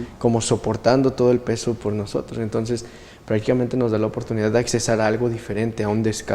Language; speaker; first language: Spanish; native; Spanish